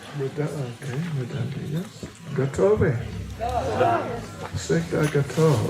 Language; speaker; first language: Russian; non-native, learner; English